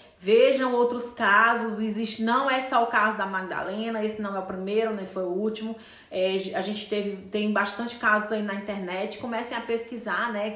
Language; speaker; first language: Portuguese; native; Portuguese